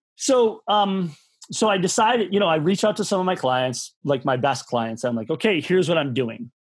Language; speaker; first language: English; native; English